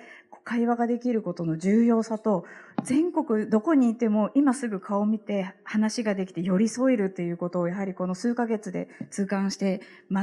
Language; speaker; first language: Japanese; native; Japanese